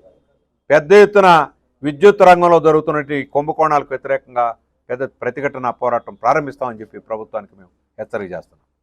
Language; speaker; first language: Telugu; native; Telugu